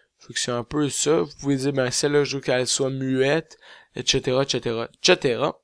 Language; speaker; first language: French; native; French